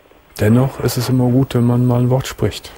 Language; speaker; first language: German; native; German